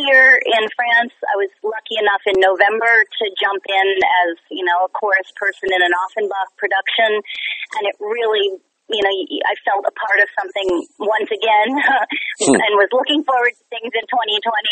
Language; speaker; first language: English; native; English